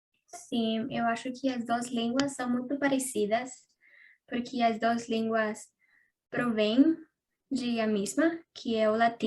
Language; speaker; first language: Portuguese; non-native, learner; Spanish